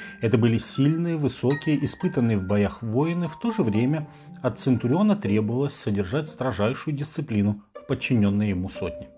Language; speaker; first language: Russian; native; Russian